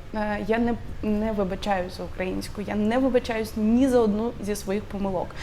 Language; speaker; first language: Ukrainian; non-native, local second language; Russian